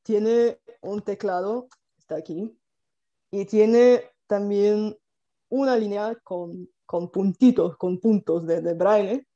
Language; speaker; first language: Spanish; non-native, fluent; Bulgarian